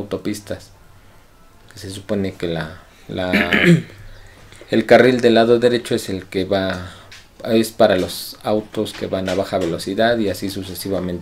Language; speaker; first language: Spanish; native; Spanish